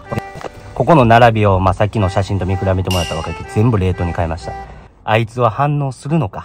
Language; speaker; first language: Japanese; native; Japanese